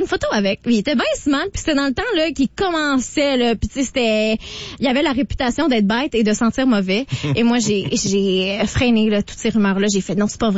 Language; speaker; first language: French; native; French